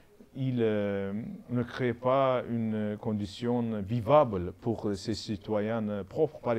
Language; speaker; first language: French; non-native, learner; Azerbaijani